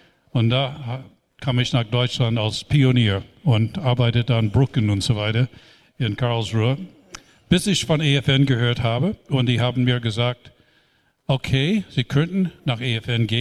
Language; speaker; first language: German; non-native, fluent; English